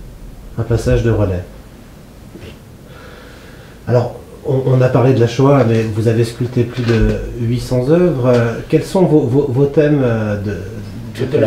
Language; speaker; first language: French; native; French